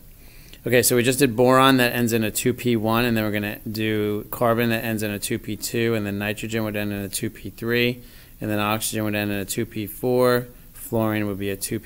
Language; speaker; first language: English; native; English